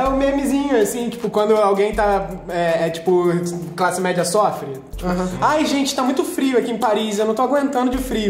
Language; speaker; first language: Portuguese; native; Portuguese